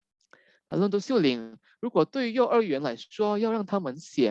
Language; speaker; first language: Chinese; non-native, fluent; Indonesian